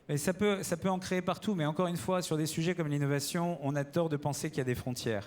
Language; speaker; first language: French; native; French